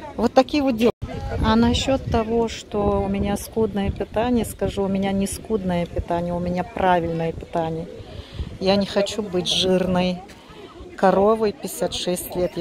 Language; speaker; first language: Russian; native; Russian